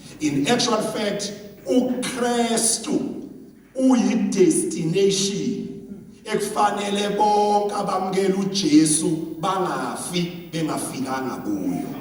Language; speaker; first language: Zulu; native; Zulu